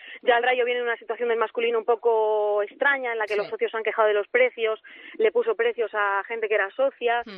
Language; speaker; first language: Spanish; native; Spanish